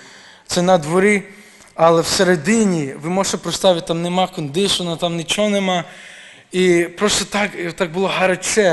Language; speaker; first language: Ukrainian; early bilingual, heritage; Ukrainian